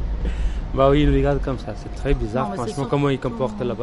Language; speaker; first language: French; non-native, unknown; Urdu